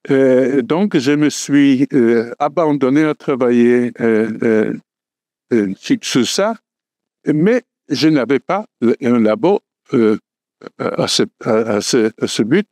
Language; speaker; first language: French; non-native, fluent; Polish